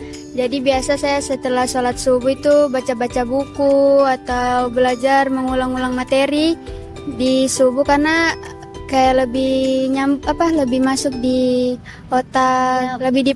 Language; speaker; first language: Indonesian; native; Indonesian